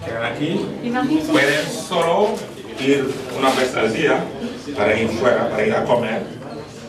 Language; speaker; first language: Spanish; non-native, learner; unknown